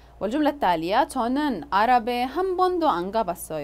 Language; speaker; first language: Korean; non-native, fluent; Arabic